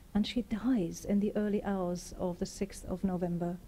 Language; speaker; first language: English; non-native, fluent; German